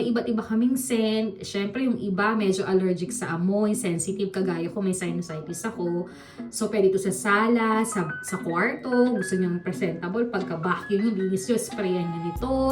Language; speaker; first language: Filipino; native; Filipino